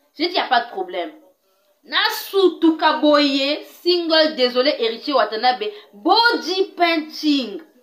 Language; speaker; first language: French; non-native, local second language; Lingala